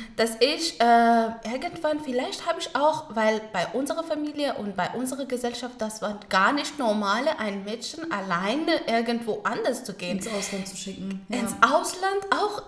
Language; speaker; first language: German; non-native, fluent; Pashto